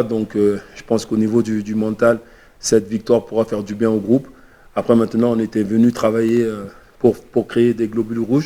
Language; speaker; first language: French; native; French